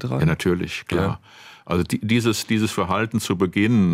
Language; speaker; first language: German; native; German